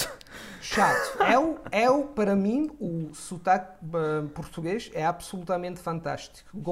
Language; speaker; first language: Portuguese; non-native, learner; Italian